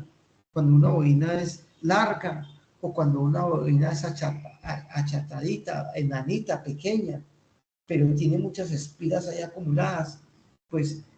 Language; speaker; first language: Spanish; native; Spanish